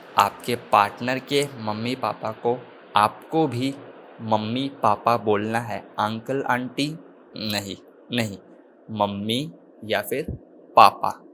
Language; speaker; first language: Hindi; native; Hindi